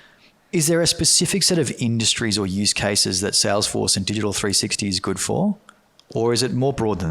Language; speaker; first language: English; native; English